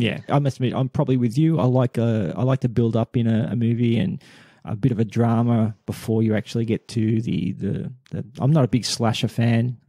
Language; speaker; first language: English; native; English